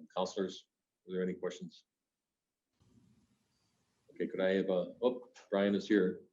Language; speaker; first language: English; native; English